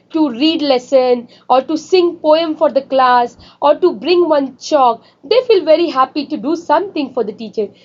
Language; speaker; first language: English; non-native, local second language; Marathi